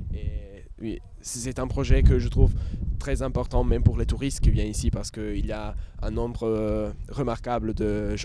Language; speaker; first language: French; non-native, fluent; Italian